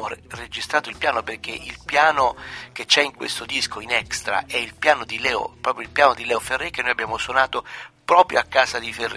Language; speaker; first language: Italian; native; Italian